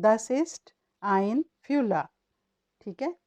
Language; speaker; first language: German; non-native, learner; Urdu